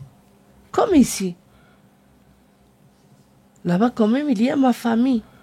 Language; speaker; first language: French; non-native, learner; Arabic